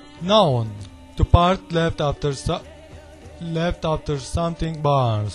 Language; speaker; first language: English; non-native, learner; Turkish